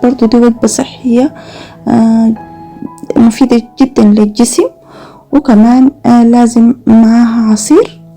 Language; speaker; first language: Arabic; native; Arabic